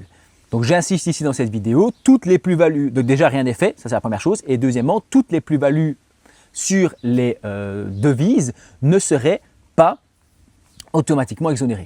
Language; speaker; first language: French; native; French